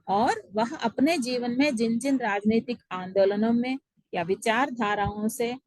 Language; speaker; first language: Hindi; non-native, local second language; Telugu